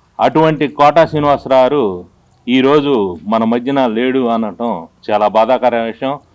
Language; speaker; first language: Telugu; native; Telugu